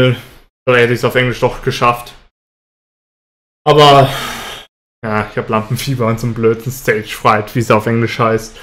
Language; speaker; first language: German; native; German